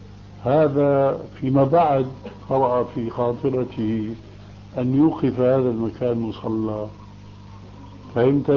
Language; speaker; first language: Arabic; early bilingual, other home language; Albanian